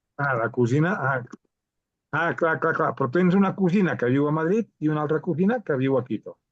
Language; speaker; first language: Catalan; native; Catalan